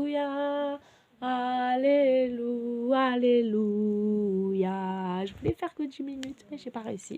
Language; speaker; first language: French; native; French